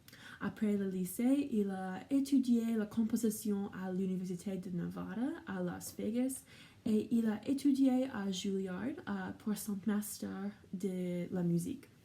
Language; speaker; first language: French; non-native, learner; English